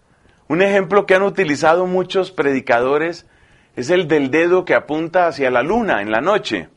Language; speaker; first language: Spanish; native; Spanish